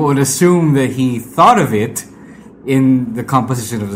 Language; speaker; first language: English; non-native, local second language; Filipino